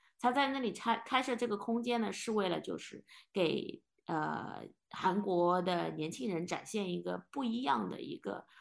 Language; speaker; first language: Chinese; native; Chinese